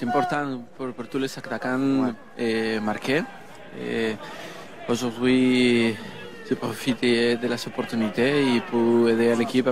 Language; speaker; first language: French; non-native, learner; Spanish